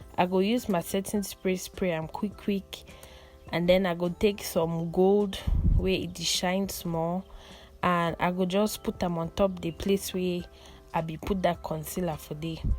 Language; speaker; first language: Nigerian Pidgin; non-native, local second language; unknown